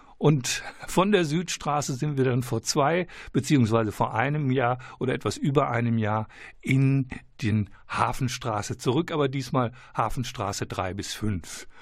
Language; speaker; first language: German; native; German